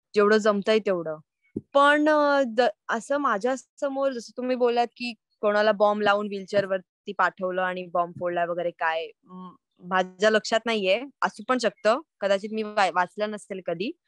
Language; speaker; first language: Marathi; native; Marathi